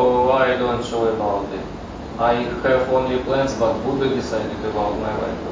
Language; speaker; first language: English; non-native, learner; Russian